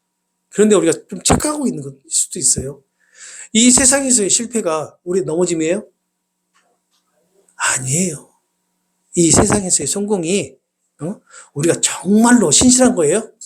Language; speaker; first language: Korean; native; Korean